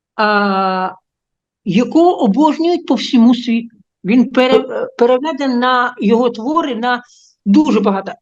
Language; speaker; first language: Ukrainian; non-native, local second language; Russian